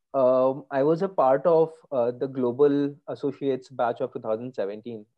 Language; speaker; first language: English; non-native, local second language; Bangla